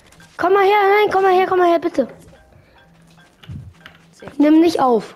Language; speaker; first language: German; native; German